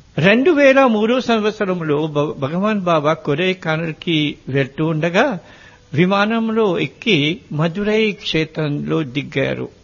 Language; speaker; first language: Telugu; non-native, fluent; Morisyen